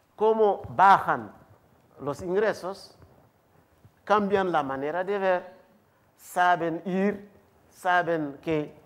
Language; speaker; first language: Spanish; non-native, fluent; Wolof